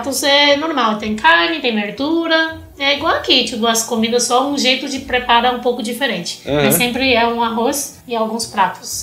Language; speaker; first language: Portuguese; non-native, fluent; Chinese